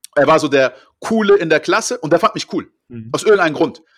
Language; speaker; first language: German; early bilingual, other home language; French